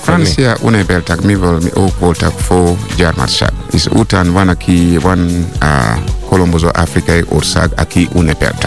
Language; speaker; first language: Hungarian; non-native, fluent; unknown